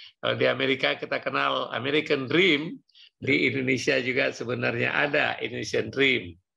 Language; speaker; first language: Indonesian; non-native, local second language; Achinese